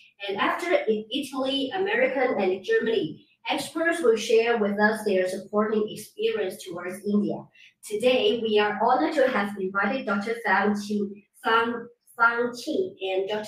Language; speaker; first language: English; non-native, fluent; Chinese